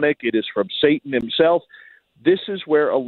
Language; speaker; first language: English; native; English